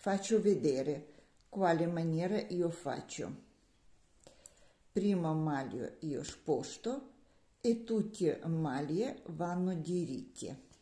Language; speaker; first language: Italian; non-native, learner; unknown